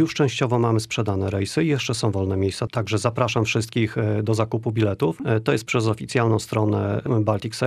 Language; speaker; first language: Polish; native; Polish